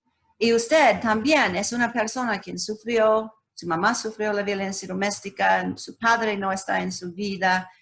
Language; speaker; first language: Spanish; non-native, learner; English